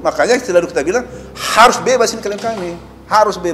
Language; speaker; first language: Indonesian; native; Indonesian